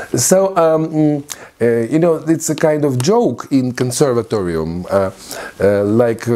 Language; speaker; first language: English; non-native, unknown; Russian